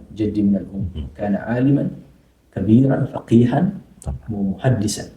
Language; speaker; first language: Arabic; non-native, fluent; Fula